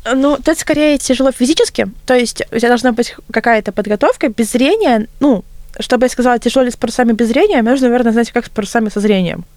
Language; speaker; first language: Russian; native; Russian